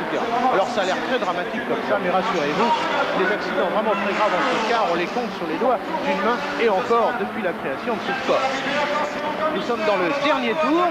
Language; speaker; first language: French; native; French